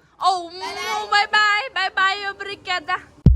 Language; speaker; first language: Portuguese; non-native, learner; Thai